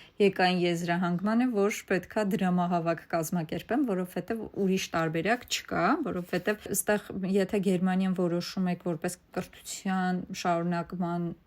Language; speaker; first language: Armenian; native; Armenian